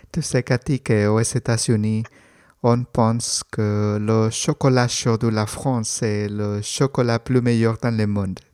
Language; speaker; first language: French; non-native, learner; Spanish